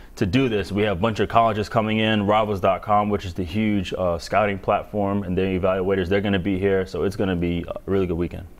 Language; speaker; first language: English; native; English